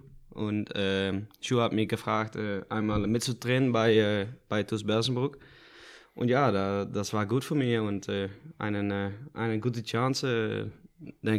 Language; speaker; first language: German; non-native, learner; Dutch